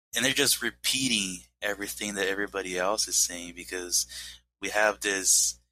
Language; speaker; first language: English; non-native, fluent; Portuguese